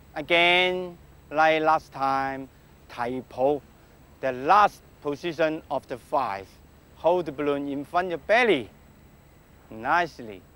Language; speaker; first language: English; non-native, local second language; Cantonese